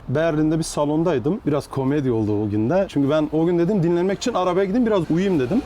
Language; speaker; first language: Turkish; early bilingual, other home language; Zaza